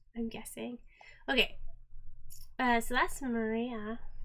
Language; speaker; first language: English; native; English